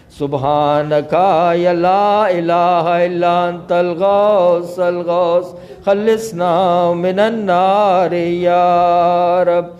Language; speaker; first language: Urdu; native; Urdu